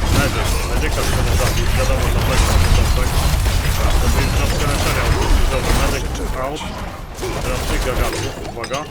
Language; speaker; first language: Polish; native; Polish